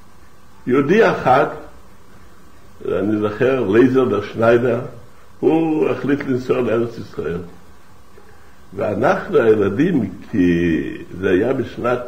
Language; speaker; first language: Hebrew; non-native, fluent; Yiddish